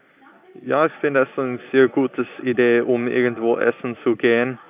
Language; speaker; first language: German; non-native, learner; English